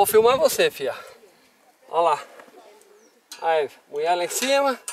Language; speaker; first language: Portuguese; native; Portuguese